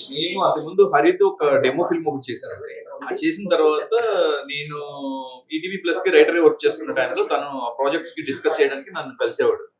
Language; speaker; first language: Telugu; native; Telugu